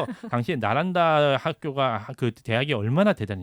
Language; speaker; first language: Korean; native; Korean